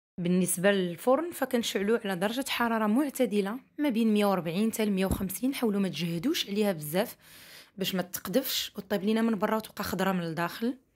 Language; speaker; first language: Arabic; native; Arabic